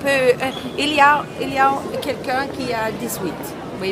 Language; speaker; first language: French; non-native, learner; Swedish